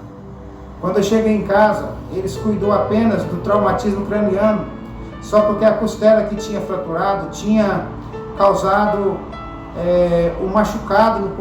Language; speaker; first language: Portuguese; native; Portuguese